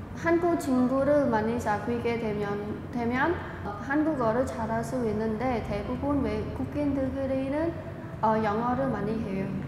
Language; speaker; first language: Korean; non-native, fluent; Khmer